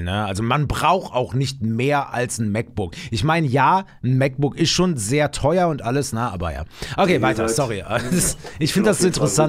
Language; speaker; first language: German; native; German